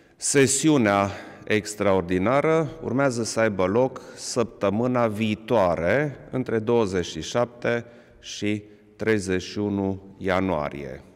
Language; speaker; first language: Romanian; non-native, local second language; German